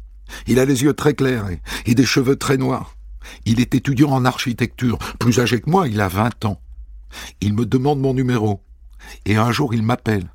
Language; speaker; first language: French; native; French